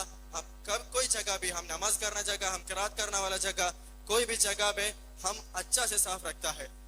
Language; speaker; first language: Hindi; non-native, learner; Malayalam